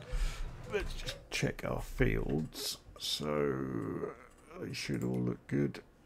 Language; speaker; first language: English; native; English